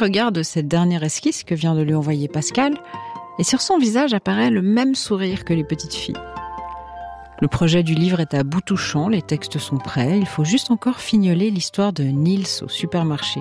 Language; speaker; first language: French; native; French